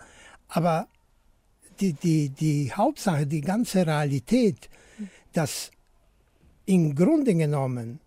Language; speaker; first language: German; non-native, fluent; Polish